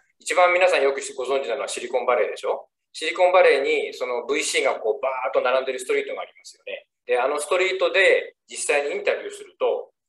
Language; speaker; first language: Japanese; native; Japanese